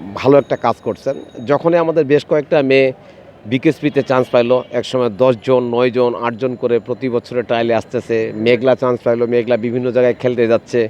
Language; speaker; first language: Bangla; native; Bangla